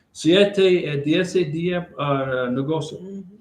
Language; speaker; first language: Spanish; non-native, learner; English